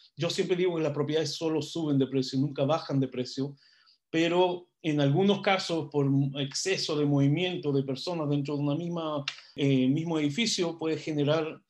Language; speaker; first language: Spanish; non-native, fluent; Hebrew